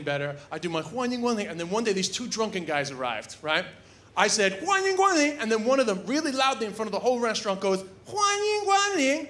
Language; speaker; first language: English; native; English